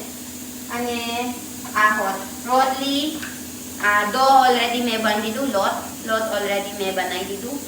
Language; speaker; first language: Gujarati; non-native, learner; Filipino